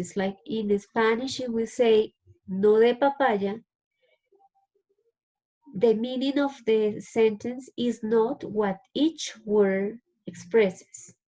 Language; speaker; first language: English; non-native, fluent; Spanish